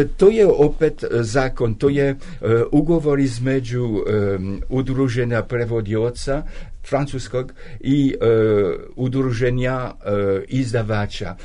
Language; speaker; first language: Serbian; non-native, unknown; French